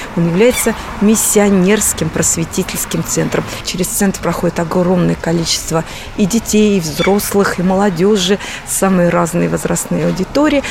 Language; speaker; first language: Russian; native; Russian